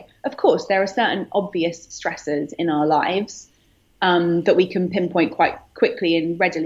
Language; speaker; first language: English; native; English